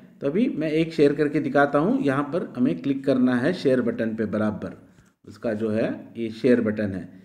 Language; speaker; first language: Hindi; non-native, local second language; Marathi